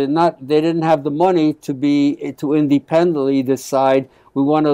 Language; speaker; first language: English; early bilingual, other home language; Spanish